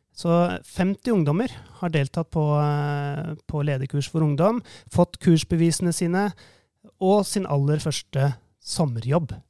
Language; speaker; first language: Norwegian; native; Norwegian